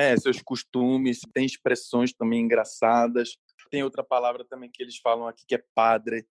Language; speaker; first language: Portuguese; native; Portuguese